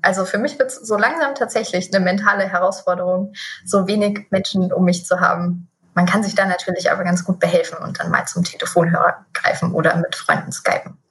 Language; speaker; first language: German; native; German